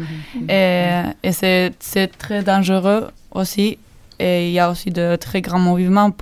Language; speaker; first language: French; non-native, learner; Basque